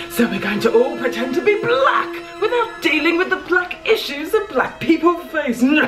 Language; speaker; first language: English; native; English